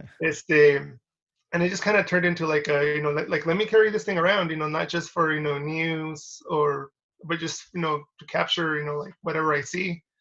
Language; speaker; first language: English; early bilingual, other home language; Spanish